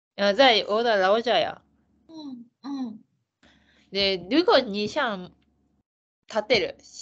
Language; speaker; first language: Chinese; non-native, learner; Japanese